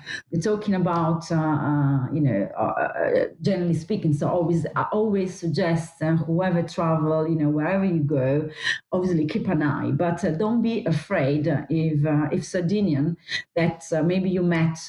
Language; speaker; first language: English; non-native, fluent; Italian